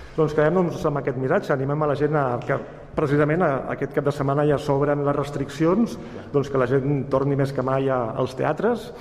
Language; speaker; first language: Catalan; native; Catalan